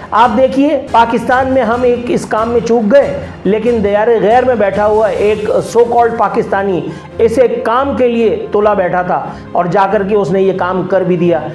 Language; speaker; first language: Urdu; native; Urdu